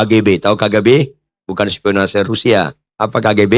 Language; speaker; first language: Indonesian; native; Indonesian